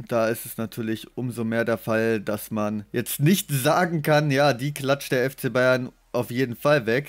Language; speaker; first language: German; native; German